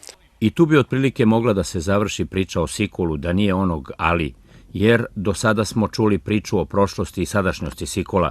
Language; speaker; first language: Serbian; native; Serbian